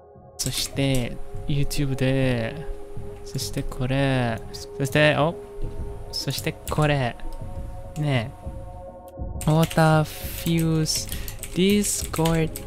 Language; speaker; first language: Japanese; non-native, learner; Indonesian